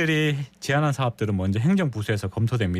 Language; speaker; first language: Korean; native; Korean